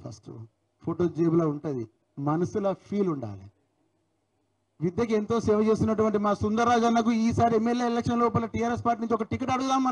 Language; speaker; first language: Telugu; native; Telugu